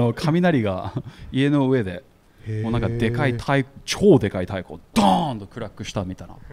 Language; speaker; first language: Japanese; non-native, fluent; English